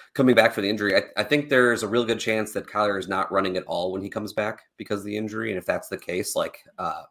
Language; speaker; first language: English; native; English